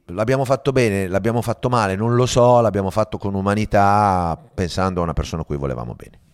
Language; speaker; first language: Italian; native; Italian